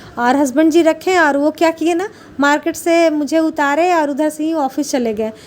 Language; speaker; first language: Hindi; native; Hindi